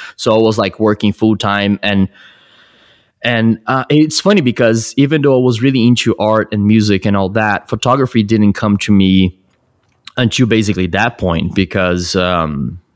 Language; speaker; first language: English; non-native, fluent; Portuguese